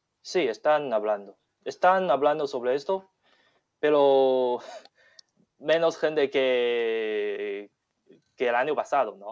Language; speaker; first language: Spanish; non-native, learner; Chinese